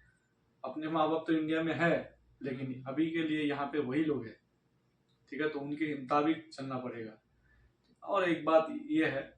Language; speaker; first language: Hindi; native; Hindi